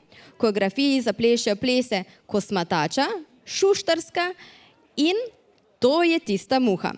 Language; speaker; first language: Slovenian; native; Slovenian